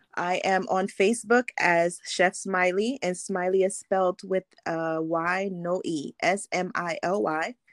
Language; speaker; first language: English; early bilingual, other home language; Haitian Creole